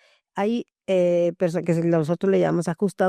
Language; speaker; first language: Spanish; native; Spanish